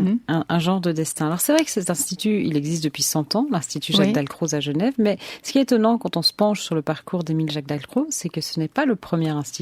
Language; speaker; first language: French; native; French